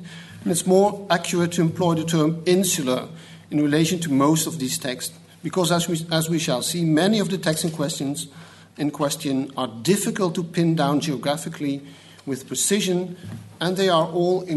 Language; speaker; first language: English; non-native, fluent; Dutch